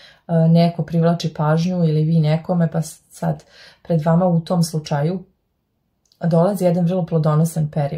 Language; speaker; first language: Serbian; native; Serbian